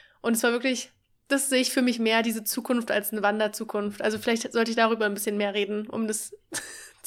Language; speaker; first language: German; native; German